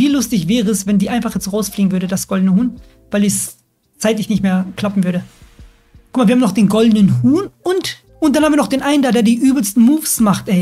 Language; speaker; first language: German; native; German